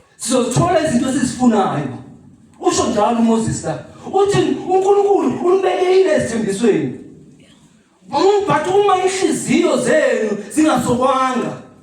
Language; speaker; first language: Zulu; native; Zulu